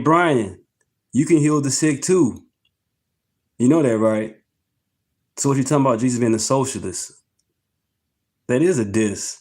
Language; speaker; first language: English; native; English